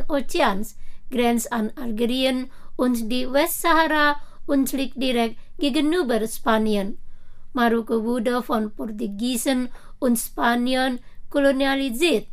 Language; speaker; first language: German; non-native, fluent; Indonesian